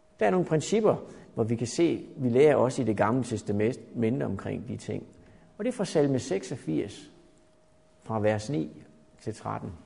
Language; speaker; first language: Danish; native; Danish